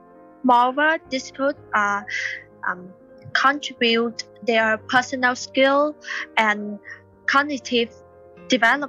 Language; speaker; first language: English; non-native, learner; Vietnamese